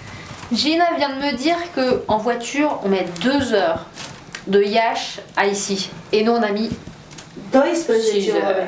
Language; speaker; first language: French; native; French